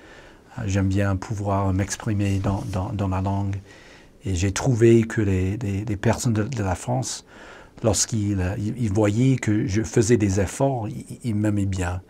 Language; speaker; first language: French; non-native, fluent; English